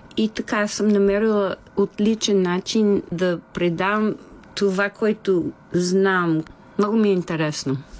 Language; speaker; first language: Bulgarian; non-native, fluent; English